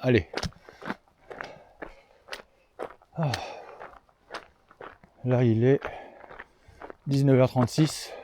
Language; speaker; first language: French; native; French